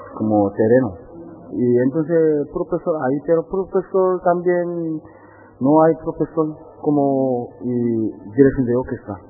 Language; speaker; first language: Spanish; non-native, learner; Korean